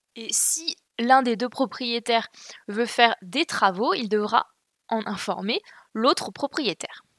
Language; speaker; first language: French; native; French